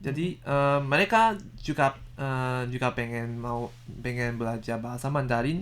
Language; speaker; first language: Indonesian; non-native, learner; Chinese